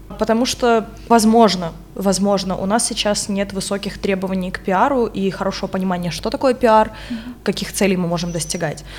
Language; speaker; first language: Russian; non-native, local second language; Ukrainian